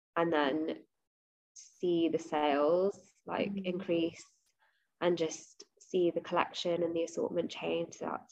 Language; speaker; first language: English; native; English